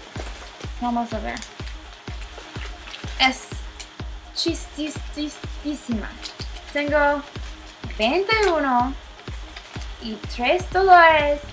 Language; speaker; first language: Spanish; non-native, learner; English